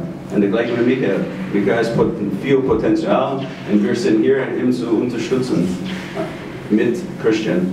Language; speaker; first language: German; non-native, fluent; English